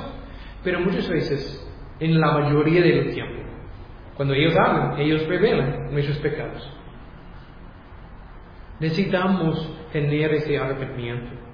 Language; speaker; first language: Spanish; non-native, fluent; English